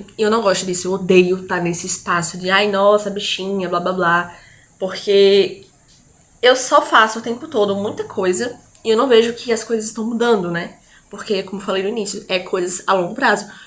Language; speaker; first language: Portuguese; native; Portuguese